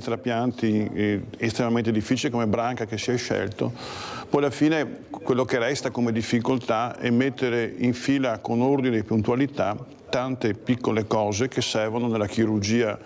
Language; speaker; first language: Italian; native; Italian